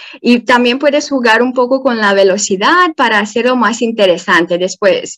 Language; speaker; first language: Spanish; non-native, fluent; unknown